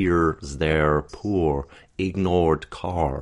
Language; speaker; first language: English; native; English